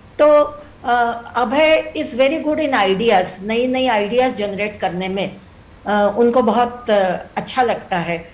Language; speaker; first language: Hindi; non-native, local second language; Telugu